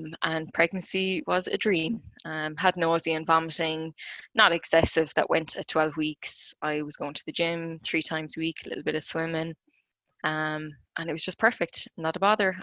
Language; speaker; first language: English; native; English